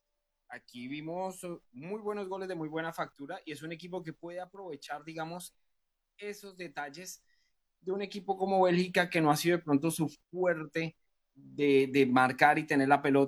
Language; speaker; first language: Spanish; native; Spanish